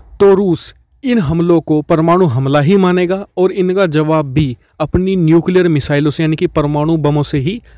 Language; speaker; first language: Hindi; native; Hindi